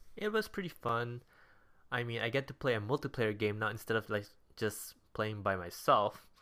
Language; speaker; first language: English; non-native, local second language; Cebuano